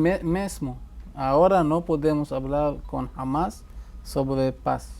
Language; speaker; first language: Spanish; non-native, fluent; Hebrew